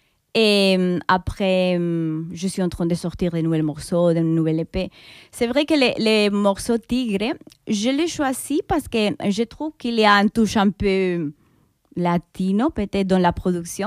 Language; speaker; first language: French; non-native, fluent; Spanish